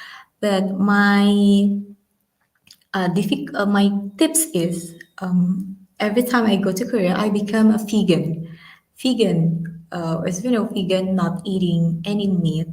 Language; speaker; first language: English; non-native, learner; Indonesian